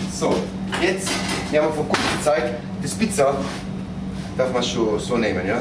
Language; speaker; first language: German; non-native, fluent; Italian